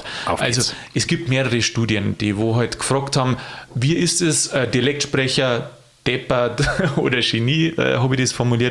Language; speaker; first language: German; native; German